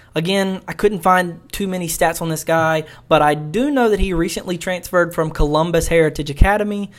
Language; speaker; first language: English; native; English